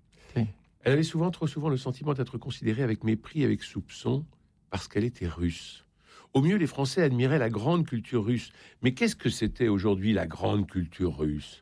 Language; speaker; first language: French; native; French